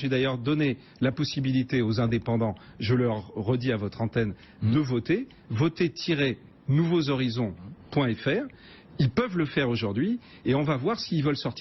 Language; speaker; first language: French; native; French